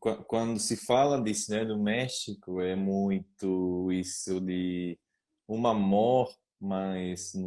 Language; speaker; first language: Portuguese; non-native, learner; Spanish